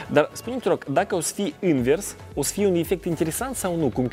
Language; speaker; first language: Romanian; non-native, local second language; Russian